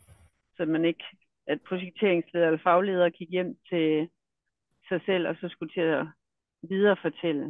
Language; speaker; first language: Danish; native; Danish